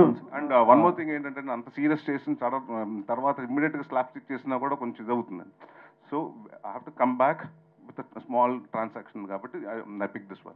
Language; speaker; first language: Telugu; native; Telugu